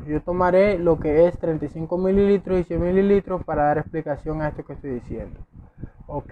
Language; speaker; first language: Spanish; native; Spanish